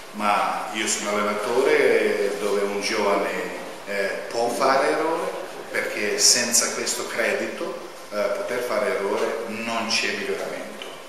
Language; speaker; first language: Italian; non-native, fluent; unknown